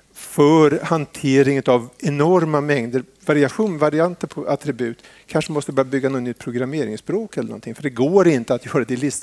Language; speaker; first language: Swedish; native; Swedish